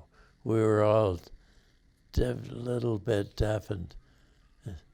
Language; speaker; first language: English; native; English